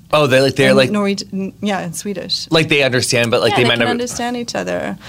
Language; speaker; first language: English; native; English